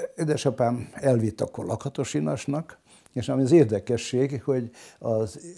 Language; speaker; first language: Hungarian; non-native, local second language; German